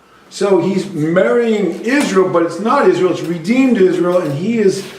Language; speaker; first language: English; native; English